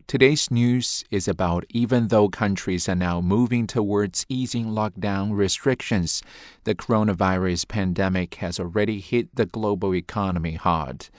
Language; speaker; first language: English; non-native, fluent; Chinese